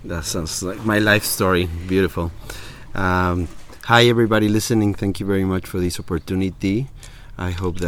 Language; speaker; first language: English; non-native, fluent; Spanish